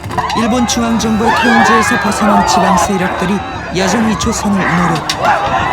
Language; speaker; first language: Korean; native; Korean